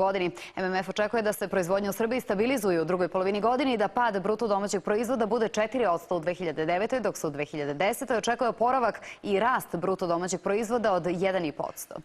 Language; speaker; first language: Serbian; native; Serbian